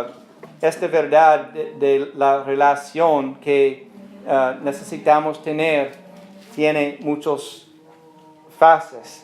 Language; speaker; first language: Spanish; non-native, learner; English